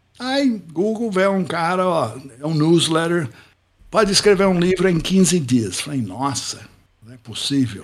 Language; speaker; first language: Portuguese; non-native, fluent; English